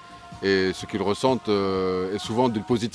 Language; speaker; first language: French; native; French